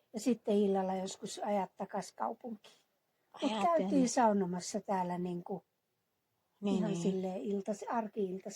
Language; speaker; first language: Finnish; native; Finnish